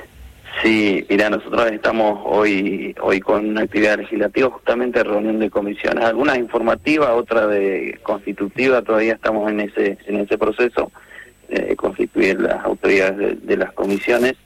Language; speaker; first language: Spanish; native; Spanish